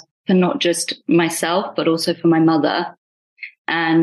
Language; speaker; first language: English; non-native, local second language; Punjabi